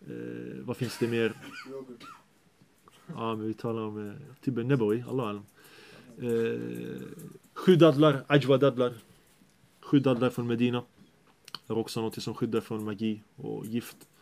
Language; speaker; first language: Swedish; early bilingual, other home language; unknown